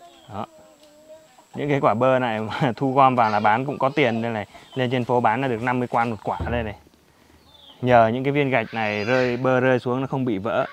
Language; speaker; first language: Vietnamese; native; Vietnamese